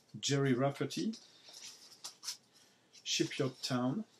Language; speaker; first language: English; non-native, learner; French